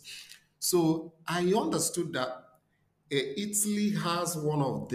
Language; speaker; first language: English; non-native, local second language; Igbo